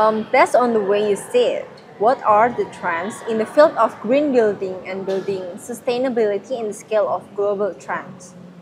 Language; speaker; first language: English; non-native, fluent; Indonesian